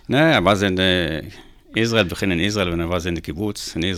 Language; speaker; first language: Dutch; non-native, learner; Hebrew